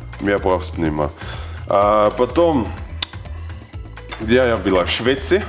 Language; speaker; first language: Russian; non-native, learner; German